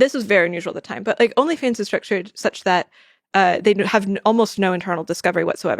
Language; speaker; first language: English; native; English